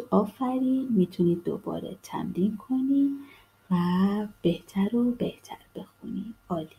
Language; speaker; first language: Persian; native; Persian